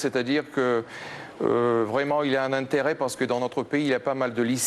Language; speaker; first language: French; non-native, fluent; Bulgarian